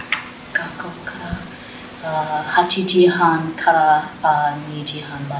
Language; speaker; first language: Japanese; non-native, learner; English